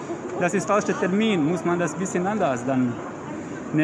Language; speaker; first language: German; non-native, learner; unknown